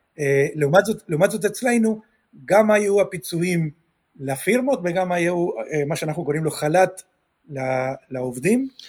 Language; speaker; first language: Hebrew; non-native, fluent; Spanish